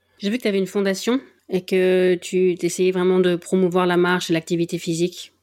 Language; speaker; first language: French; native; French